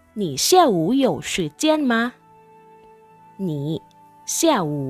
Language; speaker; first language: Chinese; non-native, fluent; Thai